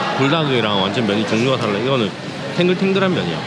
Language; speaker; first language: Korean; native; Korean